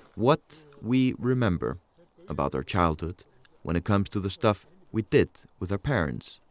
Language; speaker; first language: English; non-native, fluent; Icelandic